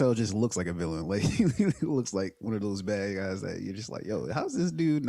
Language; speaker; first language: English; native; English